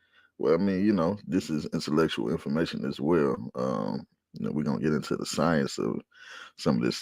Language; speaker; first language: English; native; English